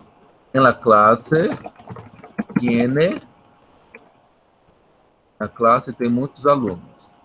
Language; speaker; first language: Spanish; non-native, fluent; Portuguese